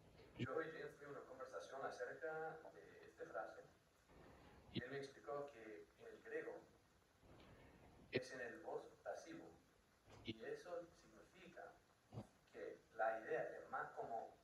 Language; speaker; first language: Spanish; non-native, fluent; English